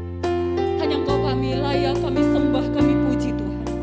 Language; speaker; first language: Indonesian; native; Indonesian